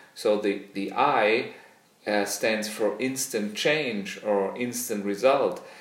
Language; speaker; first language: English; non-native, fluent; German